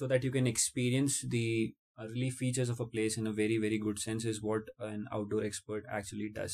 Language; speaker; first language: English; non-native, local second language; Hindi